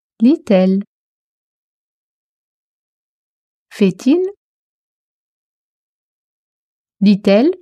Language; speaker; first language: French; non-native, fluent; Russian